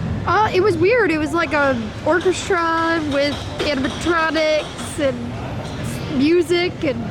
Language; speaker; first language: English; native; English